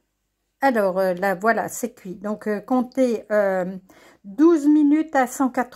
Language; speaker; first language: French; native; French